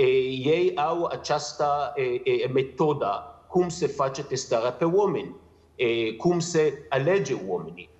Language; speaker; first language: Romanian; non-native, learner; Hebrew